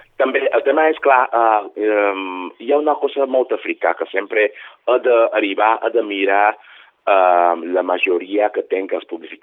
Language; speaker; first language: Catalan; non-native, fluent; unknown